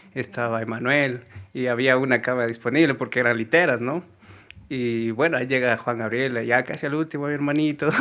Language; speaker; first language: Spanish; native; Spanish